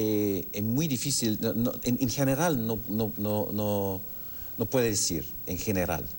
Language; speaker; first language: Spanish; non-native, fluent; English